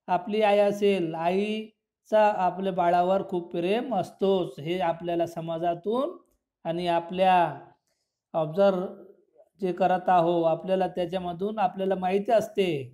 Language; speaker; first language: Marathi; non-native, local second language; Urdu